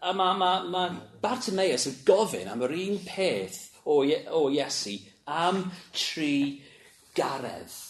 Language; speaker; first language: Welsh; non-native, local second language; English